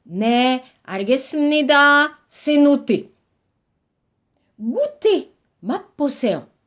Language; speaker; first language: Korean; non-native, learner; French